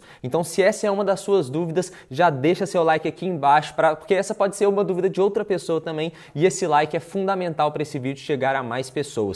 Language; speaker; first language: Portuguese; native; Portuguese